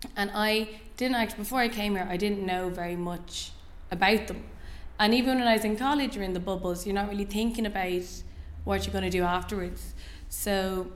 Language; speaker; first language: English; native; English